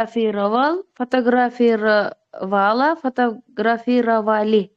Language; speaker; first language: Russian; non-native, learner; Uzbek